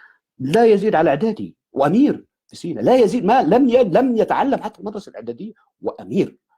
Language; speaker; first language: Arabic; native; Arabic